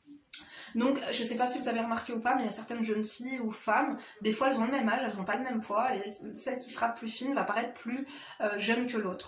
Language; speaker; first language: French; native; French